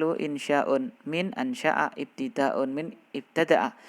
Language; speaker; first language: Arabic; non-native, fluent; Indonesian